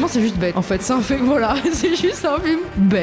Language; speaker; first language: French; native; French